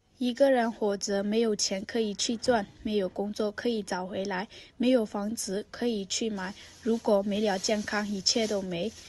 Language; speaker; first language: Chinese; non-native, learner; Vietnamese